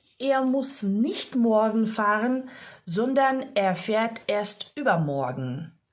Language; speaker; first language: German; non-native, fluent; Ukrainian